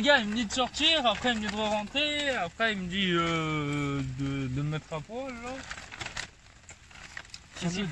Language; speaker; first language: French; native; French